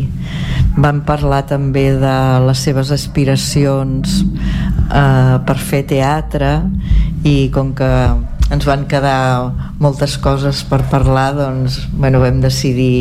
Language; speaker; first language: Catalan; native; Catalan